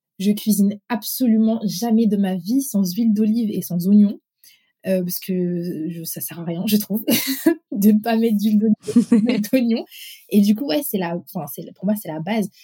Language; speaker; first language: French; early bilingual, other home language; Arabic